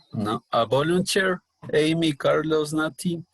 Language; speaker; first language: English; non-native, learner; Spanish